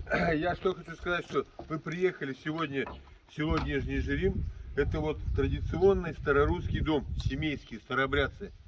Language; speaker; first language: Russian; native; Russian